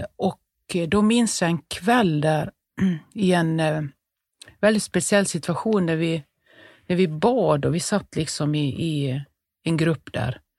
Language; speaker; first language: Swedish; native; Swedish